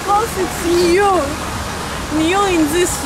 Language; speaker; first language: English; non-native, learner; Russian